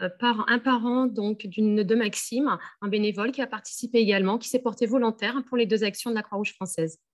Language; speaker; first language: French; native; French